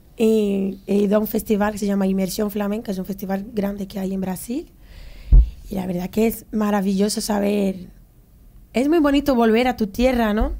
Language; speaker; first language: Spanish; non-native, fluent; Portuguese